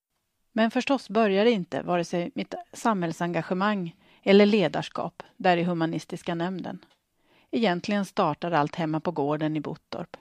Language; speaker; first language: Swedish; native; Swedish